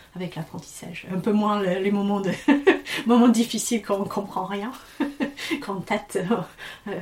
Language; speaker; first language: French; non-native, fluent; English